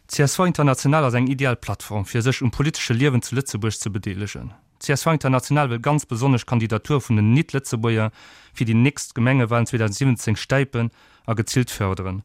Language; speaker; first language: Luxembourgish; non-native, fluent; Portuguese